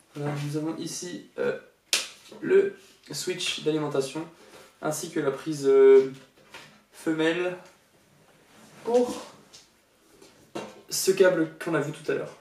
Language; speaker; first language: French; native; French